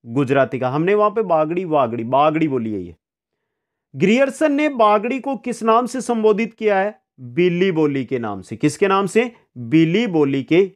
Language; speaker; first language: Hindi; native; Hindi